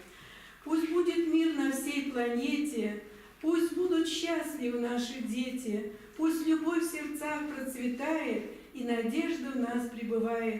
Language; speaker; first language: Russian; native; Russian